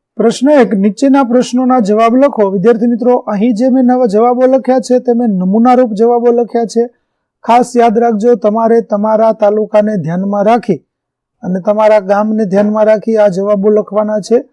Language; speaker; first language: Gujarati; native; Gujarati